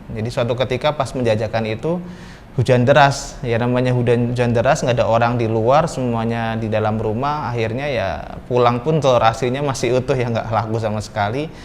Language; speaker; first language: Indonesian; native; Indonesian